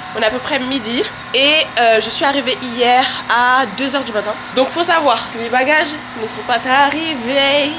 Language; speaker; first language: French; early bilingual, other home language; Bambara